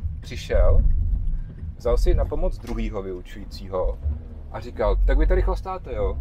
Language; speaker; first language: Czech; native; Czech